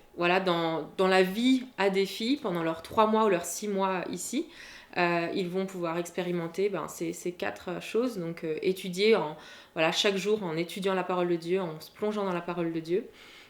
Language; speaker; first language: French; native; French